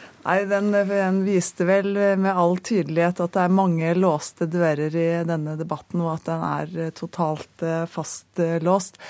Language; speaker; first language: Norwegian; native; Norwegian